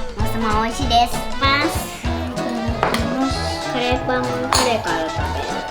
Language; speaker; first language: Japanese; early bilingual, heritage; Japanese